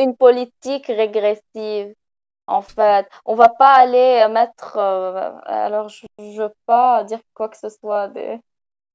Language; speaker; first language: French; non-native, local second language; Arabic